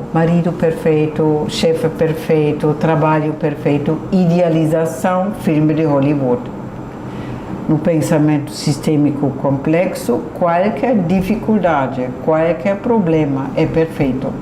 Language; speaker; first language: Portuguese; non-native, fluent; German